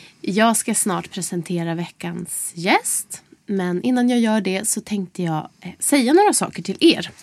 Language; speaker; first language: Swedish; native; Swedish